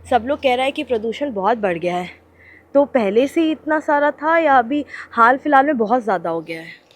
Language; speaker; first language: Hindi; native; Hindi